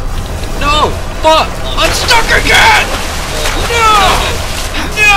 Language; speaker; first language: English; native; English